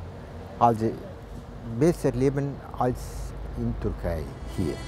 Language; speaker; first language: German; non-native, learner; Turkish